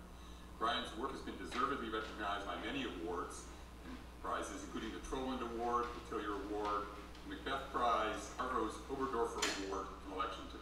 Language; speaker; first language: English; native; English